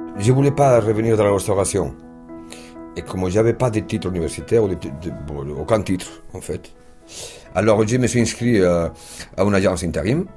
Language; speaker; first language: French; non-native, fluent; Spanish